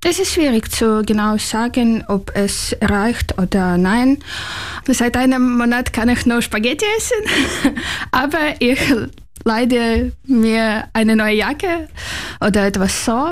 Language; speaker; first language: German; non-native, learner; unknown